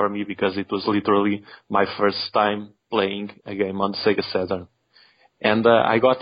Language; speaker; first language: English; non-native, fluent; Portuguese